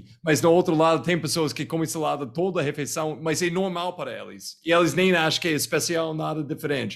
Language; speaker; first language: Portuguese; non-native, fluent; English